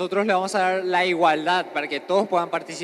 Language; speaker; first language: Spanish; native; Spanish